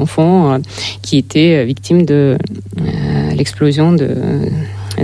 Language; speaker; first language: French; non-native, fluent; Russian